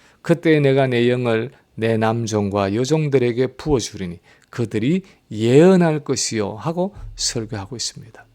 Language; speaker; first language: Korean; native; Korean